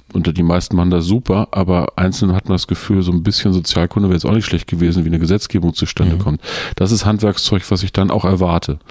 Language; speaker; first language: German; native; German